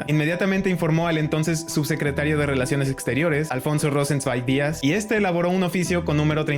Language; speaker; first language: Spanish; native; Spanish